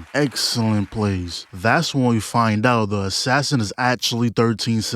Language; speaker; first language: English; native; English